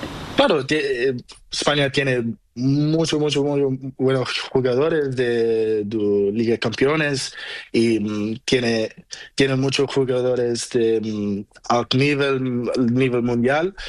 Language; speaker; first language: Spanish; non-native, learner; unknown